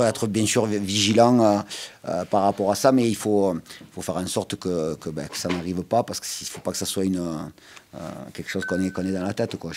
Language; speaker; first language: French; native; French